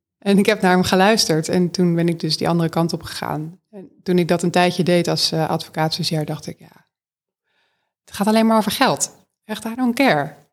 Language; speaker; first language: Dutch; native; Dutch